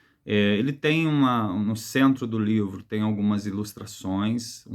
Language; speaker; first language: Portuguese; native; Portuguese